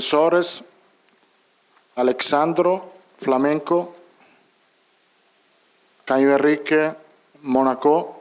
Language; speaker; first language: Portuguese; non-native, learner; Italian